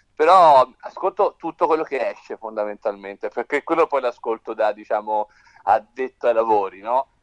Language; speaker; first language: Italian; native; Italian